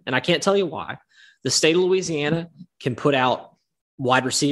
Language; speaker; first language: English; native; English